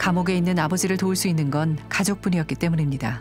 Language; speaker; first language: Korean; native; Korean